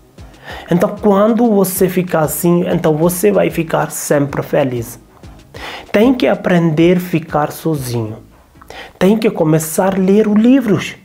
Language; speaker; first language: Portuguese; non-native, learner; Hindi